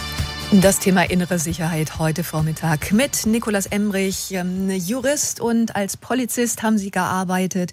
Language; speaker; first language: German; native; German